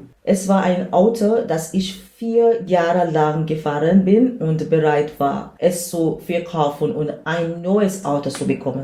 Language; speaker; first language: German; non-native, learner; English